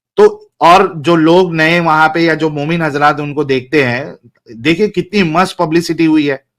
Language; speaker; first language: Hindi; native; Hindi